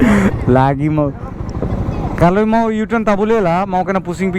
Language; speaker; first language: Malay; non-native, learner; Bangla